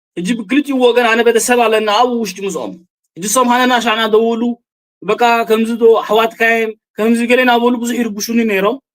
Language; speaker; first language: Tigrinya; early bilingual, heritage; Tigrinya